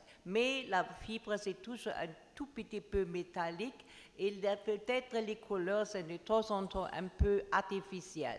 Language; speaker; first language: French; non-native, learner; German